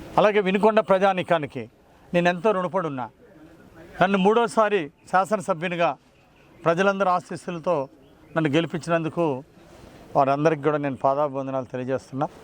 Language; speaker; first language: Telugu; native; Telugu